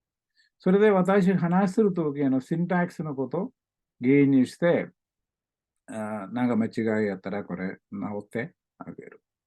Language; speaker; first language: Japanese; non-native, learner; Malayalam